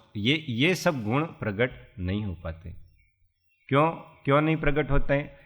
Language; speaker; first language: Hindi; non-native, local second language; Gujarati